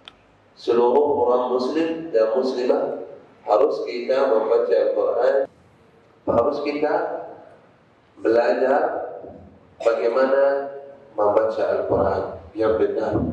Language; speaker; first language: Indonesian; non-native, fluent; Arabic